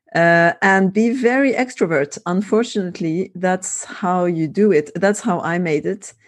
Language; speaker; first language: English; non-native, fluent; French